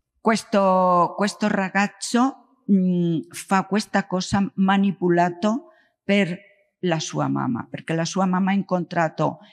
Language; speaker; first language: Italian; non-native, learner; Spanish